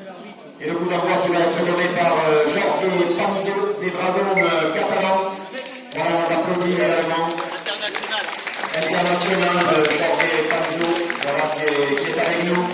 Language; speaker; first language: French; native; French